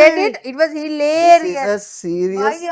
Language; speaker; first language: English; non-native, local second language; Sinhala